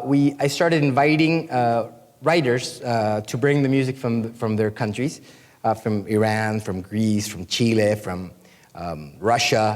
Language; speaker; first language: English; non-native, fluent; Spanish